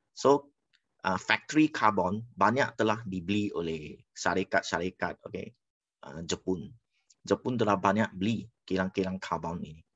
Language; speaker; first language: Malay; non-native, local second language; Chinese